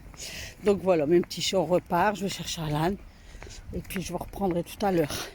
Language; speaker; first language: French; native; French